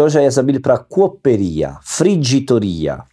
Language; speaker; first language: Russian; non-native, learner; Italian